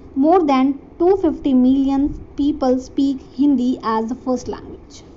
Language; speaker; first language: English; non-native, local second language; Hindi